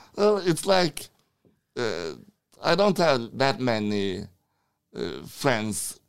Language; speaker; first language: English; non-native, fluent; Swedish